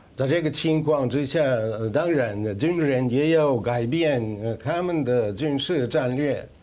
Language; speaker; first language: Chinese; non-native, fluent; Russian